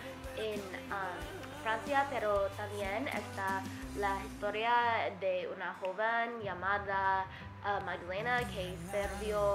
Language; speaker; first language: Spanish; non-native, learner; English